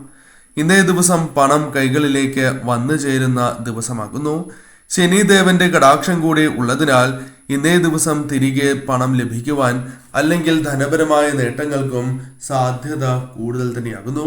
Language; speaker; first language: Malayalam; native; Malayalam